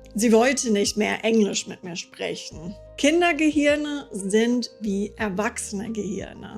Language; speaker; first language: German; non-native, fluent; English